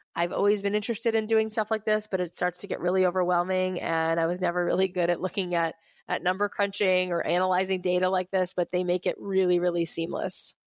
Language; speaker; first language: English; native; English